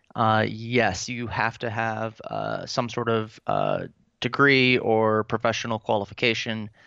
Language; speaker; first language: English; native; English